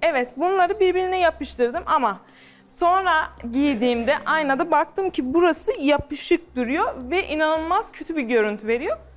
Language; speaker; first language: Turkish; non-native, fluent; Persian